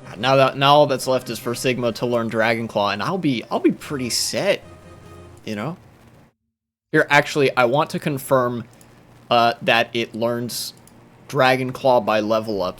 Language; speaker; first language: English; native; English